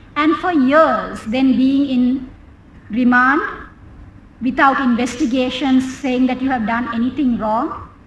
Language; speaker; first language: English; non-native, local second language; Sinhala